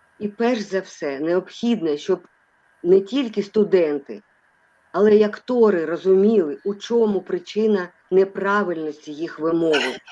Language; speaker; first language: Ukrainian; non-native, local second language; Russian